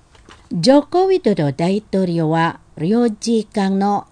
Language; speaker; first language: Japanese; non-native, fluent; Indonesian